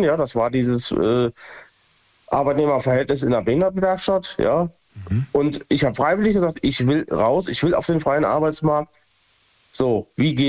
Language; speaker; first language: German; native; German